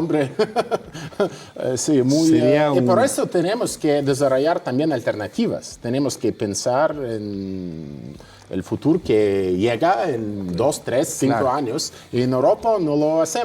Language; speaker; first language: Spanish; non-native, fluent; Russian